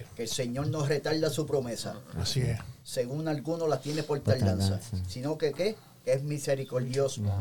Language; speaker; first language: Spanish; native; Spanish